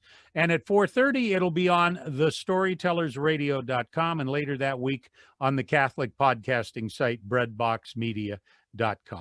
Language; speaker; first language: English; native; English